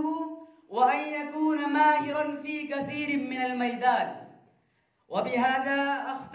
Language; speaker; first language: Arabic; non-native, learner; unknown